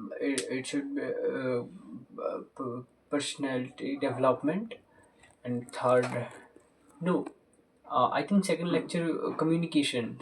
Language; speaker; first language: English; non-native, local second language; Hindi